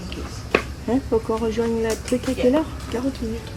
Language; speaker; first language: French; native; French